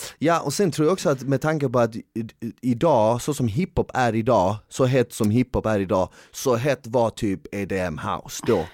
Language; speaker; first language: Swedish; native; Swedish